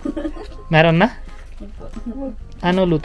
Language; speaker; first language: Filipino; non-native, learner; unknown